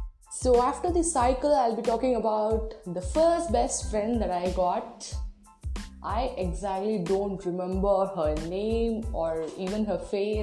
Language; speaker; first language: English; non-native, local second language; Tamil